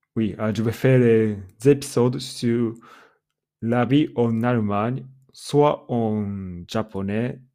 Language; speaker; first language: French; non-native, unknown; Japanese